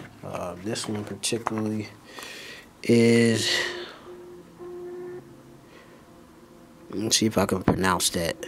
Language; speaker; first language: English; native; English